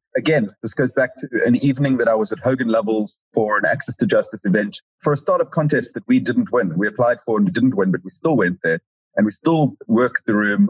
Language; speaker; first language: English; native; English